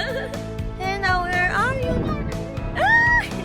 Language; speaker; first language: English; non-native, learner; Filipino